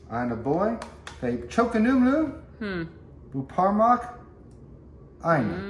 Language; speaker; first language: Turkish; non-native, learner; English